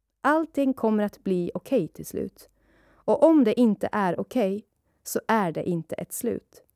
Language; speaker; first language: Swedish; early bilingual, other home language; Persian